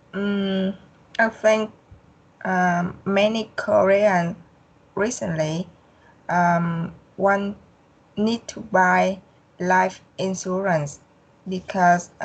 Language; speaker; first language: English; non-native, learner; Vietnamese